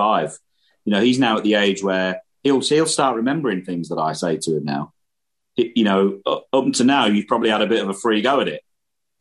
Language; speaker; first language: English; native; English